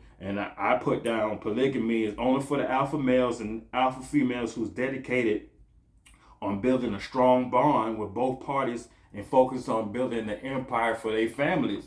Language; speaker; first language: English; native; English